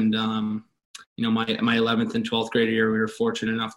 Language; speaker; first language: English; native; English